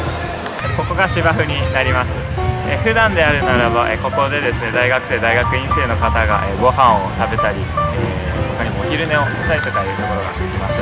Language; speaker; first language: Japanese; native; Japanese